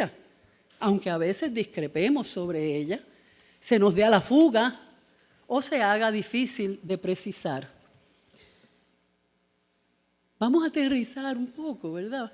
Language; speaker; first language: Spanish; native; Spanish